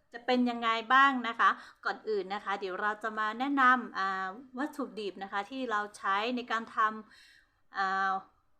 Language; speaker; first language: Thai; non-native, local second language; Hmong